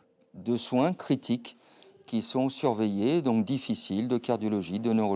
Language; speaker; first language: French; native; French